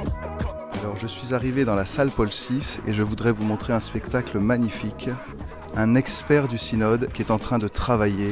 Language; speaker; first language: French; native; French